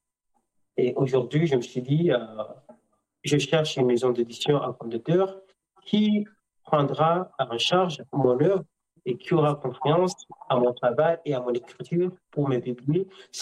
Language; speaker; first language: French; non-native, local second language; Comorian